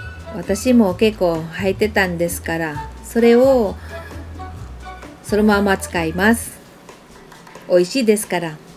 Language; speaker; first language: Japanese; non-native, fluent; Filipino